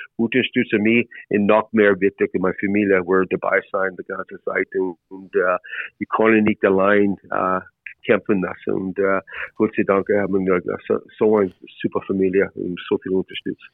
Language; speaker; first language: German; non-native, learner; English